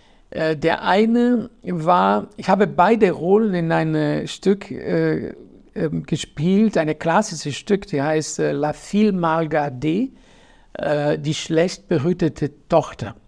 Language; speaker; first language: German; non-native, fluent; Portuguese